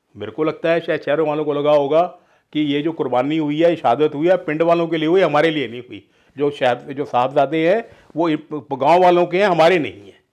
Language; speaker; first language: Hindi; non-native, local second language; Punjabi